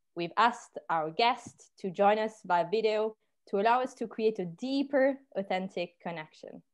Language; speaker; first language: English; non-native, fluent; French